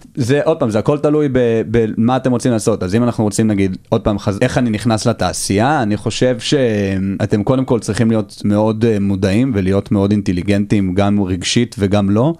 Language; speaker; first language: Hebrew; native; Hebrew